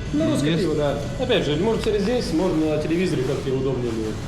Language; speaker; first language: Russian; native; Russian